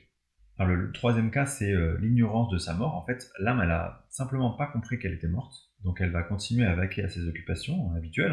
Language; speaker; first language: French; native; French